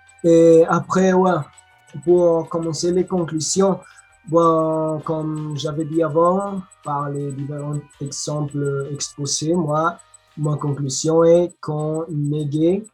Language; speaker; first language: French; non-native, learner; Spanish